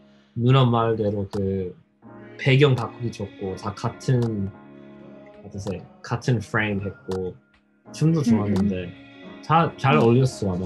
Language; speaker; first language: Korean; non-native, learner; English